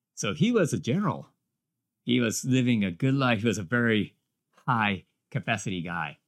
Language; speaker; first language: English; non-native, fluent; Japanese